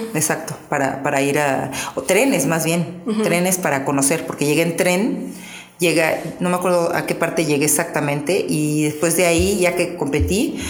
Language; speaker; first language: Spanish; native; Spanish